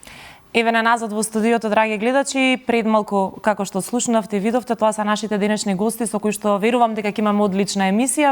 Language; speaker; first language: Macedonian; native; Macedonian